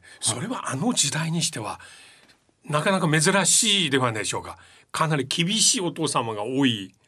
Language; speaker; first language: Japanese; non-native, fluent; Chinese